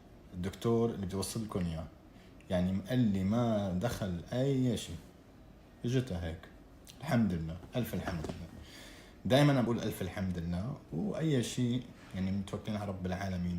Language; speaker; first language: Arabic; native; Arabic